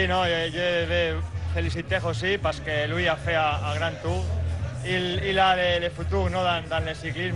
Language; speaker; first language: French; non-native, learner; Spanish